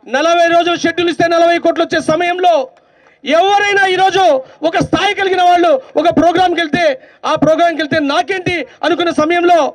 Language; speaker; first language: Telugu; native; Telugu